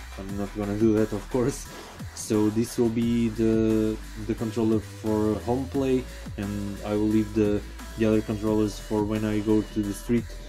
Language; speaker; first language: English; non-native, fluent; Portuguese